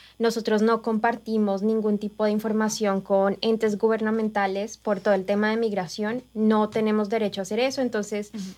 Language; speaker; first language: Spanish; native; Spanish